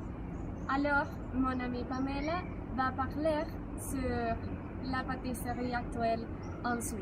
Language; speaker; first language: French; non-native, learner; Spanish